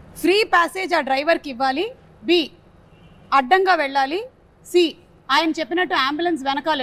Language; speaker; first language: Telugu; native; Telugu